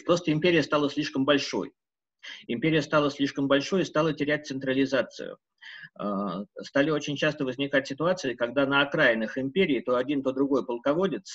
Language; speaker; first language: Russian; native; Russian